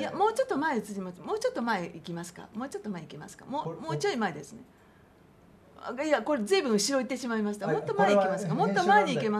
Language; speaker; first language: Japanese; native; Japanese